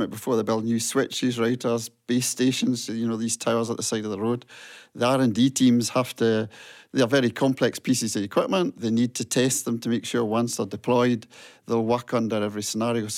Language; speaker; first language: English; native; English